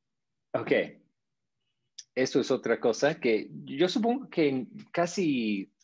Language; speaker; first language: Spanish; non-native, fluent; English